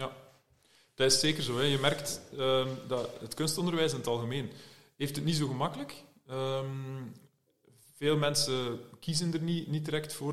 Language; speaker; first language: Dutch; native; Dutch